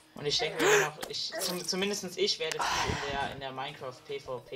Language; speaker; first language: German; native; German